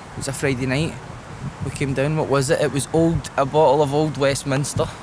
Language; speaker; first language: English; native; English